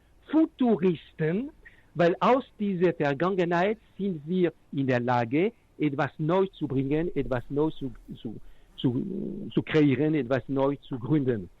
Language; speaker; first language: German; non-native, fluent; French